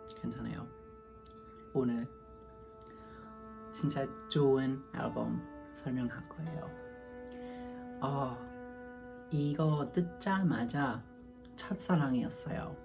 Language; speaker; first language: Korean; non-native, learner; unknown